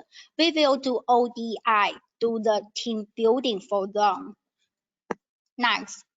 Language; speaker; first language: English; non-native, learner; Chinese